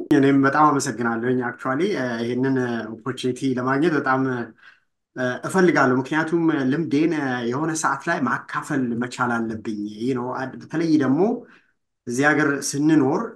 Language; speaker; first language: Amharic; native; Amharic